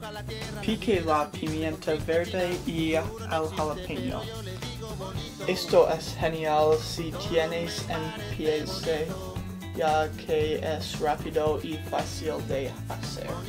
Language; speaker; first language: Spanish; non-native, learner; English